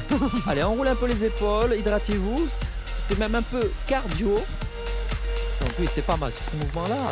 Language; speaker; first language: French; native; French